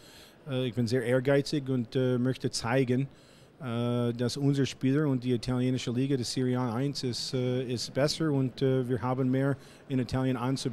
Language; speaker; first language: German; non-native, fluent; English